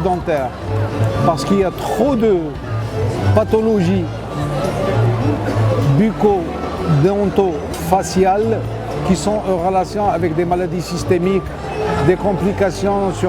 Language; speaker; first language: French; non-native, local second language; Arabic